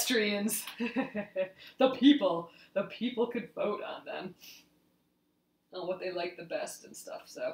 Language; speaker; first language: English; native; English